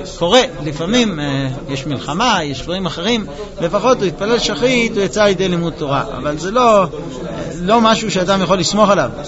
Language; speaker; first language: Hebrew; non-native, fluent; English